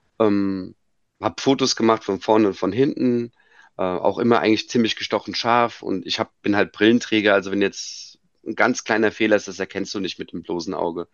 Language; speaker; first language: German; native; German